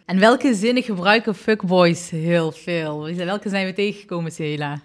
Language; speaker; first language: Dutch; early bilingual, other home language; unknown